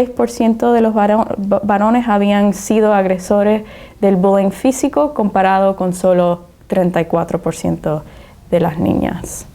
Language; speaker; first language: Spanish; early bilingual, heritage; Spanish